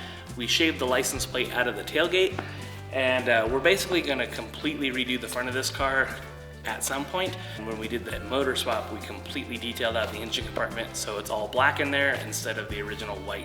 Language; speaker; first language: English; native; English